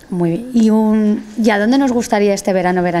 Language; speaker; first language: Spanish; native; Spanish